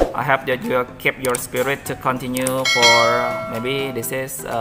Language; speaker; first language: English; non-native, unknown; Indonesian